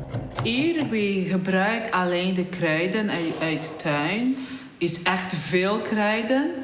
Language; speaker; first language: Dutch; non-native, learner; Polish